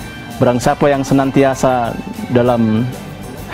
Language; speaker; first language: Indonesian; native; Indonesian